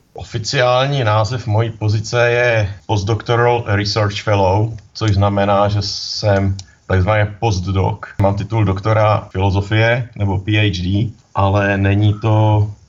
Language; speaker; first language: Czech; native; Czech